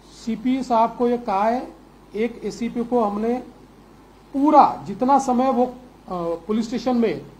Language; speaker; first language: Hindi; non-native, local second language; Marathi